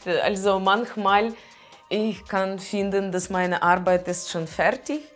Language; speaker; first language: German; non-native, learner; Russian